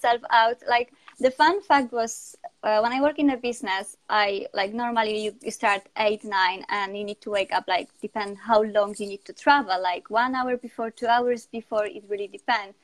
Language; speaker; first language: English; non-native, fluent; Polish